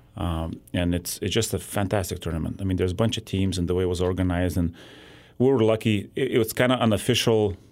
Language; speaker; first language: English; non-native, fluent; Lithuanian